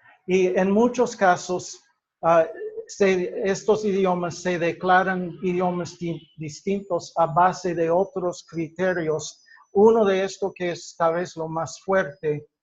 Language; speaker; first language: Spanish; non-native, fluent; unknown